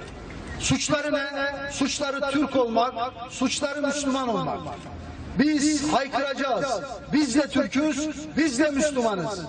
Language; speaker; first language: Turkish; native; Turkish